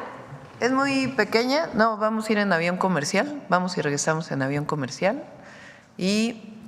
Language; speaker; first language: Spanish; native; Spanish